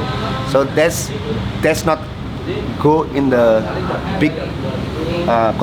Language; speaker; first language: English; non-native, learner; Indonesian